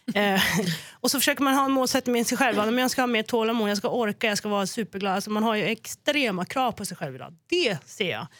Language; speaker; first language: Swedish; native; Swedish